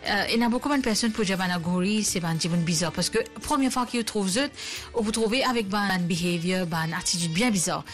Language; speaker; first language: French; native; French